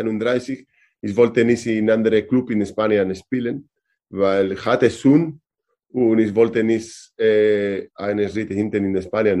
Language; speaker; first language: German; non-native, learner; Spanish